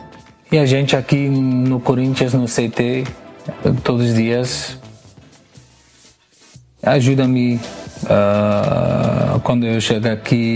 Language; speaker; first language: Portuguese; non-native, learner; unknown